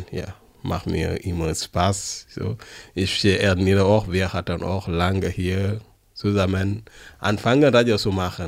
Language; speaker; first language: German; non-native, learner; French